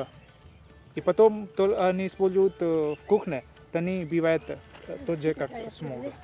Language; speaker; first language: Russian; non-native, learner; Hindi